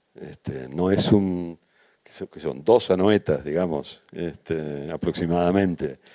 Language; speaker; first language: Spanish; native; Spanish